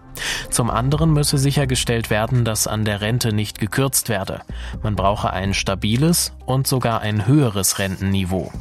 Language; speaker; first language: German; native; German